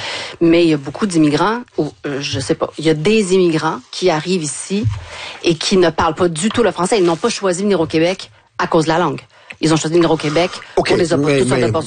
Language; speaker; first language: French; native; French